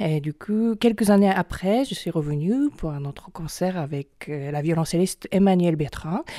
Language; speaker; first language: French; non-native, fluent; Japanese